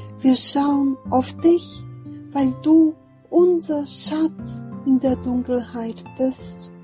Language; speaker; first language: German; non-native, fluent; Portuguese